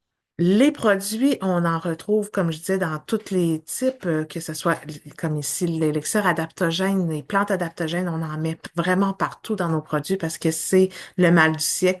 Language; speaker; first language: French; native; French